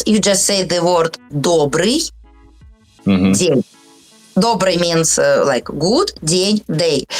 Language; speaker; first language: English; non-native, learner; Russian